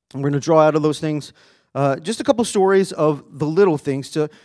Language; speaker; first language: English; native; English